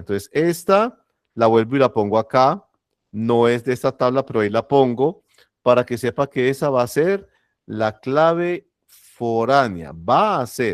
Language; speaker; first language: Spanish; native; Spanish